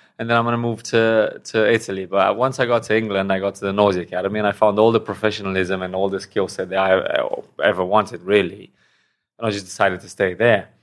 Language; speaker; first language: English; non-native, fluent; Romanian